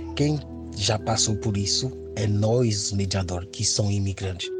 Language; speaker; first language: Portuguese; non-native, fluent; Haitian Creole